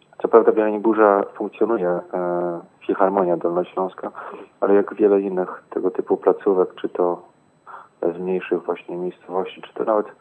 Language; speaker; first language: Polish; native; Polish